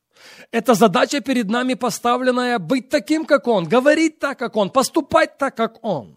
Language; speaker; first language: Russian; native; Russian